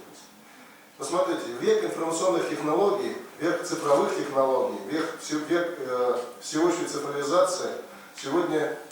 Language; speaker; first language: Russian; native; Russian